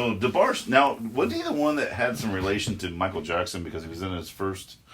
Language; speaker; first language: English; native; English